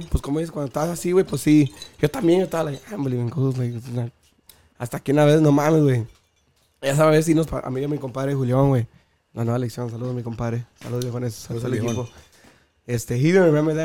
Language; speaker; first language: Spanish; early bilingual, heritage; Spanish